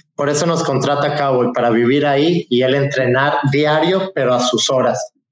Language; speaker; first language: Spanish; native; Spanish